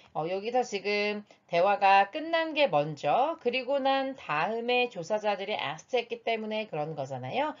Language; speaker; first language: Korean; native; Korean